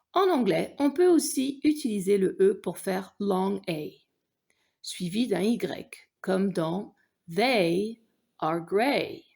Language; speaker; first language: French; non-native, fluent; English